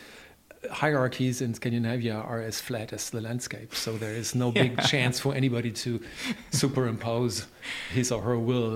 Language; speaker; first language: English; non-native, fluent; German